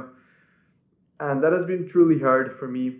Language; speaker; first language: English; non-native, fluent; Spanish